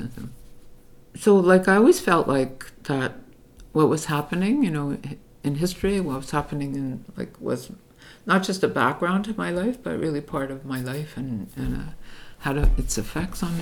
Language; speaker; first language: English; native; English